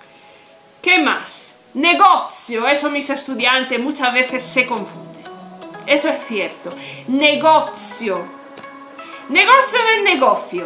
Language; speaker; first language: Spanish; non-native, fluent; Italian